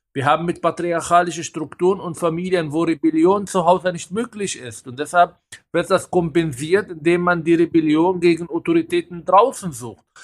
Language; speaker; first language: German; non-native, fluent; Hebrew